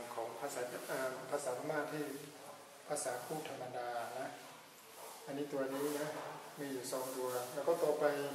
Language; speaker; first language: Thai; non-native, fluent; Burmese